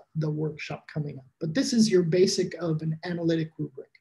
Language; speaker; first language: English; native; English